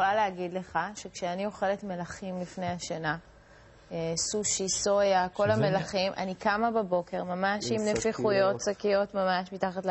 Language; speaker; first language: Hebrew; native; Hebrew